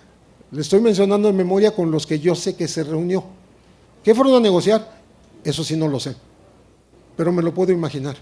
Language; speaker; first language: Spanish; native; Spanish